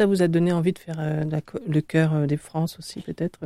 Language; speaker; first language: French; native; French